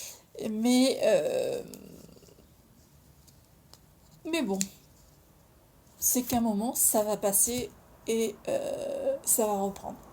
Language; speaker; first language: French; native; French